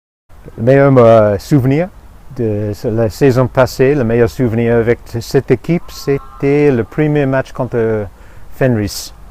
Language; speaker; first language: French; non-native, fluent; English